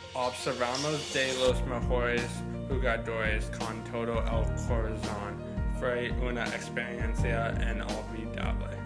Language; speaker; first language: Spanish; non-native, learner; English